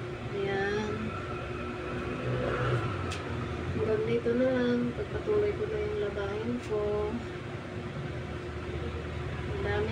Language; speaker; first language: Filipino; native; Filipino